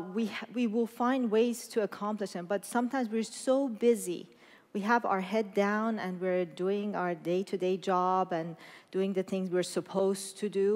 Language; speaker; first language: English; non-native, fluent; Persian